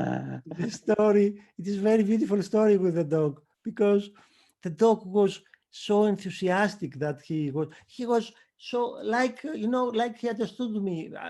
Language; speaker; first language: English; non-native, fluent; Greek